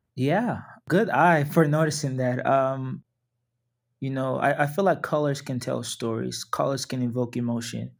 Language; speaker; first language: English; non-native, local second language; Yoruba